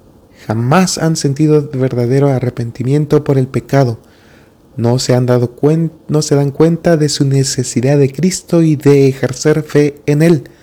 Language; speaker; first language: Spanish; native; Spanish